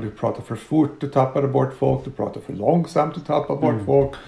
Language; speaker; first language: Swedish; non-native, fluent; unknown